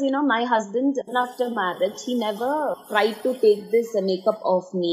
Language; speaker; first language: English; non-native, local second language; Malayalam